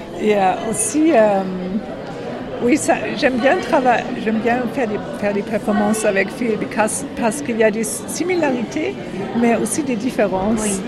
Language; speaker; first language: French; non-native, fluent; German